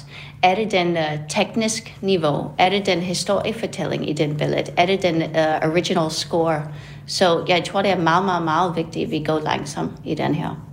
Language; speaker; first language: Danish; non-native, fluent; English